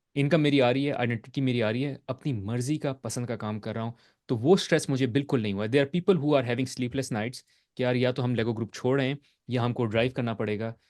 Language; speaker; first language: Urdu; native; Urdu